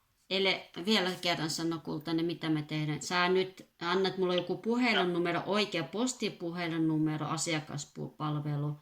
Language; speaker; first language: Finnish; non-native, fluent; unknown